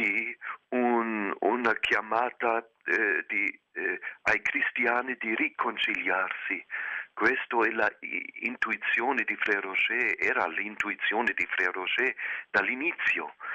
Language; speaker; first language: Italian; non-native, fluent; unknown